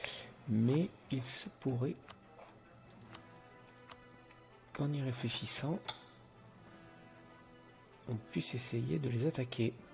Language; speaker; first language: French; native; French